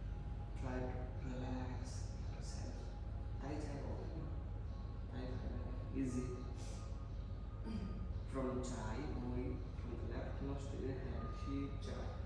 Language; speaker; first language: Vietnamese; non-native, learner; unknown